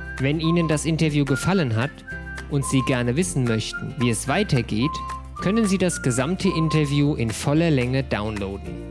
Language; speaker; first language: German; native; German